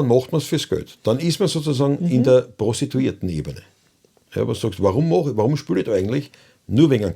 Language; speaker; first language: German; native; German